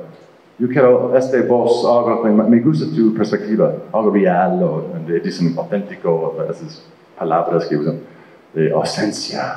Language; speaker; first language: Spanish; non-native, fluent; English